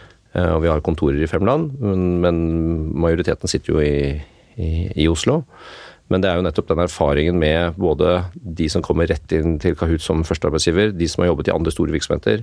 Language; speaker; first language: Norwegian; native; Norwegian